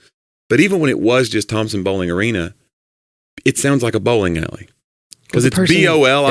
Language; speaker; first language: English; native; English